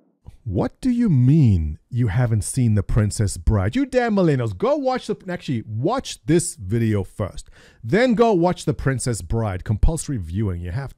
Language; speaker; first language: English; native; English